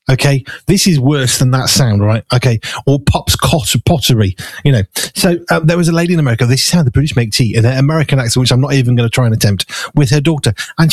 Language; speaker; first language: English; native; English